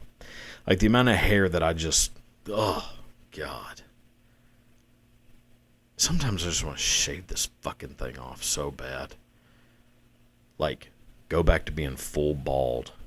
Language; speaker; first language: English; native; English